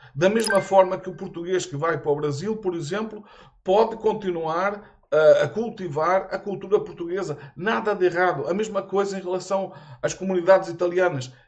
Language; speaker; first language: Portuguese; native; Portuguese